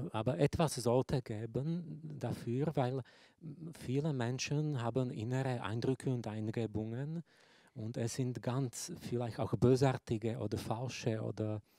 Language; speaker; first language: German; non-native, fluent; Slovak